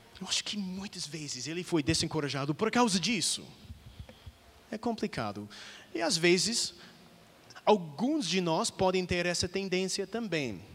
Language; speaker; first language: Portuguese; non-native, fluent; English